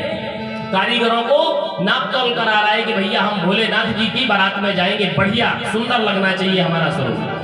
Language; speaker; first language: Hindi; native; Hindi